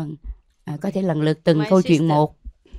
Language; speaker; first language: Vietnamese; native; Vietnamese